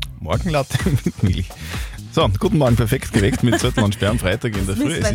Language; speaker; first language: German; native; German